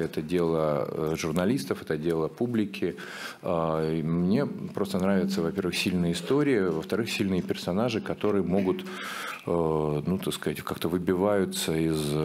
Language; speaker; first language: Russian; native; Russian